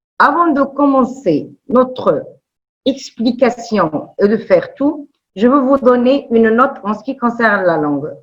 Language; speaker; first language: French; non-native, local second language; Arabic